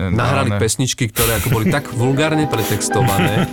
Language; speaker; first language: Slovak; native; Slovak